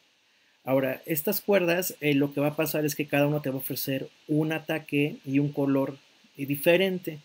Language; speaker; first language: Spanish; native; Spanish